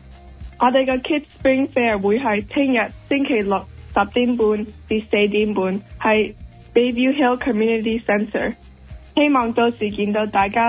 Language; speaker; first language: Cantonese; early bilingual, heritage; Cantonese